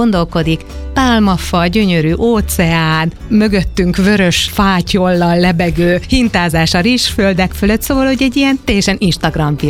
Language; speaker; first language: Hungarian; native; Hungarian